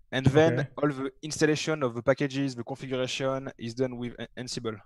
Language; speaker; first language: English; non-native, fluent; French